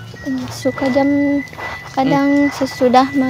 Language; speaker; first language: Indonesian; non-native, local second language; Sundanese